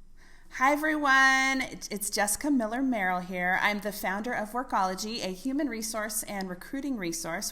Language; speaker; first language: English; native; English